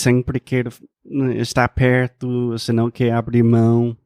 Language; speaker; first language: Portuguese; non-native, fluent; English